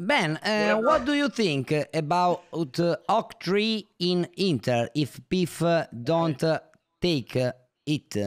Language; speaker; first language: English; non-native, learner; Italian